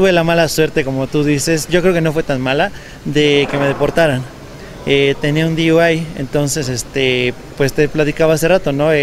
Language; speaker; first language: Spanish; native; Spanish